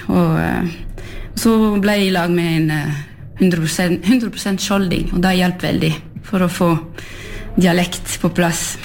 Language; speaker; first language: Norwegian; early bilingual, heritage; French